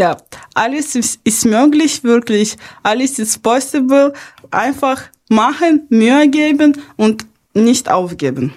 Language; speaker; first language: German; non-native, fluent; Ukrainian